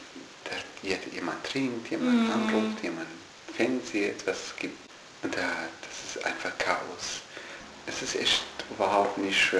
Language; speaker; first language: German; non-native, learner; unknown